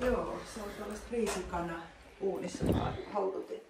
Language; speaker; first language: Finnish; native; Finnish